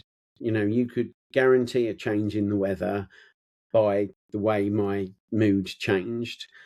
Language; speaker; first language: English; native; English